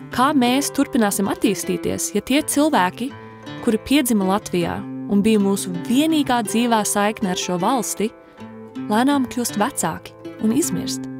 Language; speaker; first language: Latvian; early bilingual, heritage; Latvian